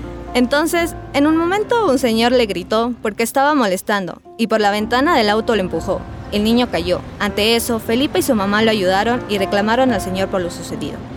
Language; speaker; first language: Spanish; native; Spanish